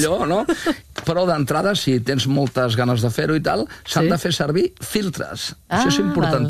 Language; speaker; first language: Catalan; native; Catalan